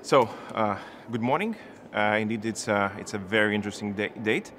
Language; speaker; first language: English; non-native, fluent; Lithuanian